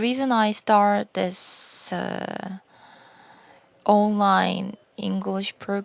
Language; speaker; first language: English; non-native, learner; Korean